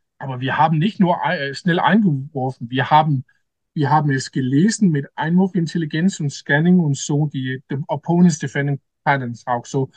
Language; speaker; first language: German; non-native, learner; Danish